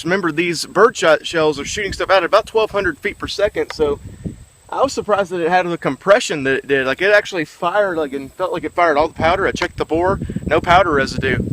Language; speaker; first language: English; native; English